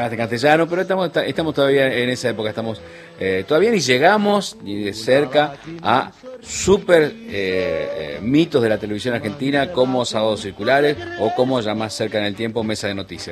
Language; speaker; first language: Spanish; native; Spanish